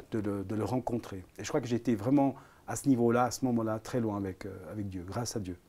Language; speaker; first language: French; early bilingual, other home language; Italian